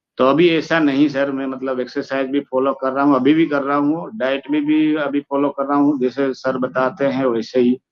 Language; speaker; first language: Hindi; non-native, local second language; Gujarati